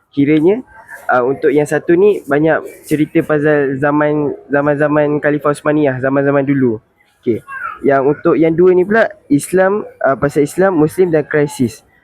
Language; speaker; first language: Malay; native; Malay